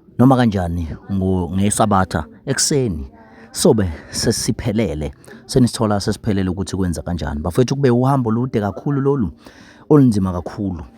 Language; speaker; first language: Zulu; native; Zulu